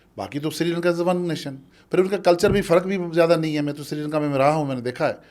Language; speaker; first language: Urdu; non-native, local second language; Sindhi